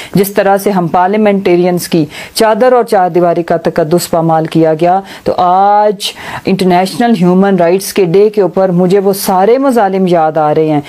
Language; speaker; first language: Urdu; non-native, local second language; Punjabi